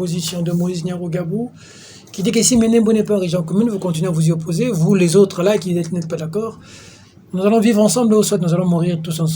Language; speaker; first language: French; non-native, local second language; Lingala